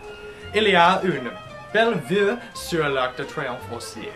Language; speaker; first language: French; non-native, learner; English